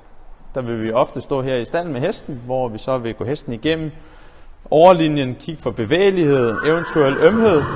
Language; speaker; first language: Danish; native; Danish